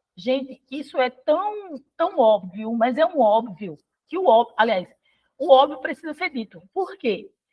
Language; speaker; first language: Portuguese; native; Portuguese